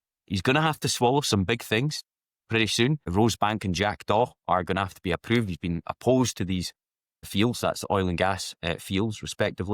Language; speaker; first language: English; native; English